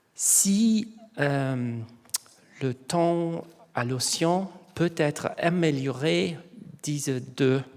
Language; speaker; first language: French; non-native, learner; English